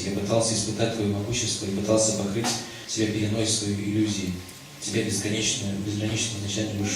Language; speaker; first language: Russian; native; Russian